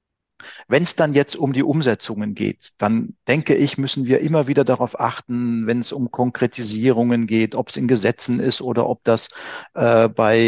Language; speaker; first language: German; native; German